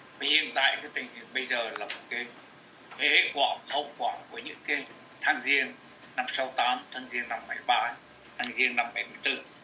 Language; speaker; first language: Vietnamese; native; Vietnamese